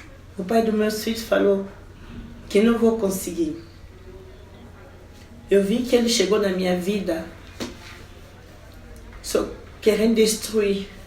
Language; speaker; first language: Portuguese; non-native, fluent; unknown